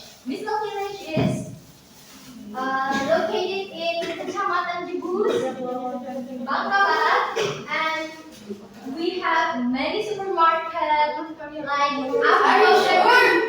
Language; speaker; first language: English; non-native, learner; Indonesian